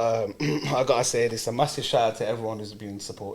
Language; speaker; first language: English; native; English